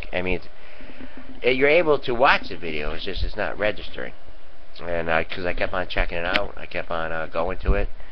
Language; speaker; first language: English; native; English